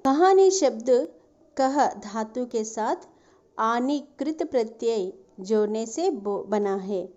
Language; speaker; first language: Hindi; non-native, local second language; Telugu